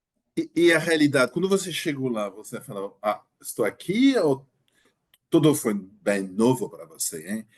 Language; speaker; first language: Portuguese; non-native, learner; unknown